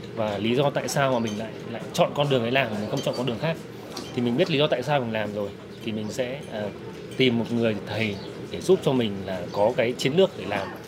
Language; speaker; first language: Vietnamese; native; Vietnamese